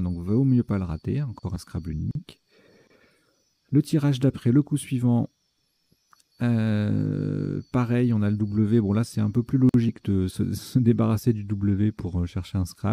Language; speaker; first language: French; native; French